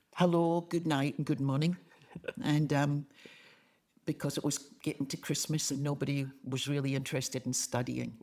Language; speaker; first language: English; native; English